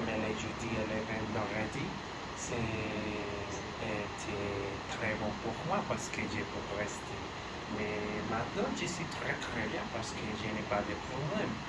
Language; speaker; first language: French; non-native, learner; Spanish